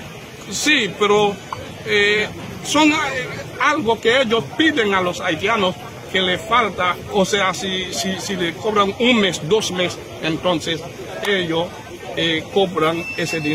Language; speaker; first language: Spanish; non-native, fluent; Haitian Creole